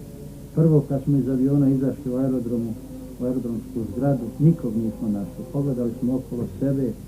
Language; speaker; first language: Bosnian; native; Bosnian